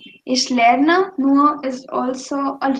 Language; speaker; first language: German; non-native, fluent; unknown